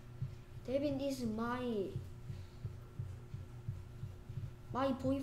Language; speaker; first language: English; non-native, learner; Korean